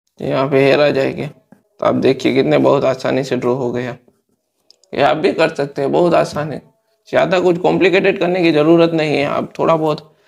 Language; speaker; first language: Hindi; native; Hindi